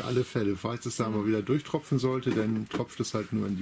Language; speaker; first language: German; native; German